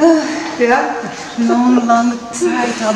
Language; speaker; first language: German; non-native, learner; Portuguese